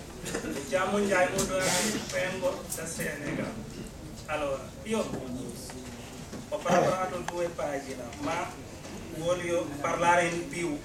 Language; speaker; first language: Italian; non-native, learner; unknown